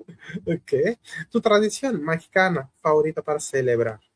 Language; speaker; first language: Spanish; non-native, fluent; Hindi